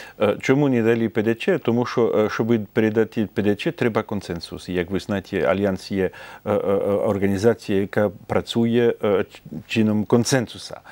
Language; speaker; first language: Ukrainian; non-native, fluent; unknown